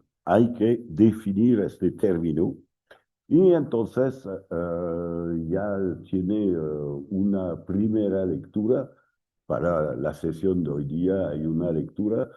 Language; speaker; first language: Spanish; non-native, fluent; French